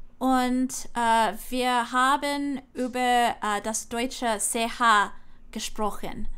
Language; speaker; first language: German; non-native, learner; English